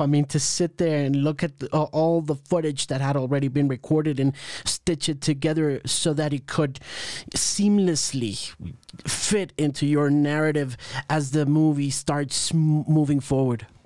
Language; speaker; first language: English; non-native, fluent; Spanish